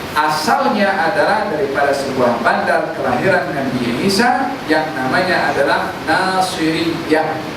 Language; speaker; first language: Malay; native; Malay